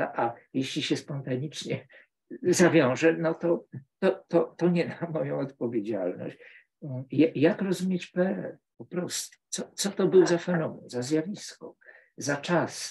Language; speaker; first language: Polish; native; Polish